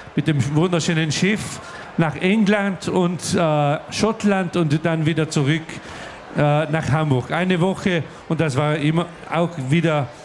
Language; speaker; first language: German; non-native, local second language; Ladin